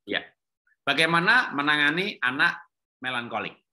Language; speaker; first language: Indonesian; native; Indonesian